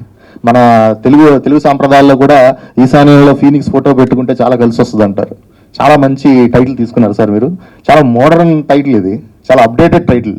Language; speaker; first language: Telugu; native; Telugu